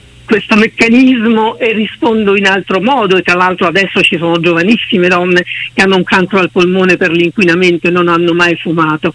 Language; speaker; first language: Italian; native; Italian